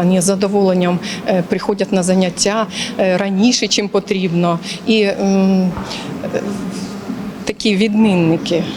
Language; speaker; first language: Ukrainian; non-native, local second language; Russian